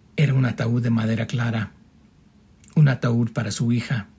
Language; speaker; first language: Spanish; early bilingual, heritage; Spanish